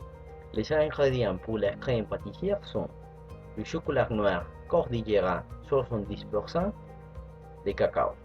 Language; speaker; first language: French; non-native, fluent; Spanish